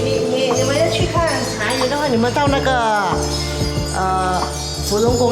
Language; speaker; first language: Chinese; early bilingual, heritage; Chinese